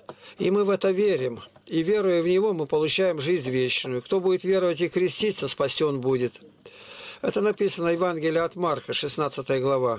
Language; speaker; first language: Russian; native; Russian